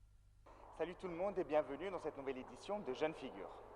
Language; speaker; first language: French; non-native, fluent; Arabic